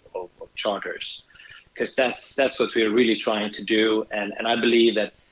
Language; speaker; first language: English; non-native, fluent; Swedish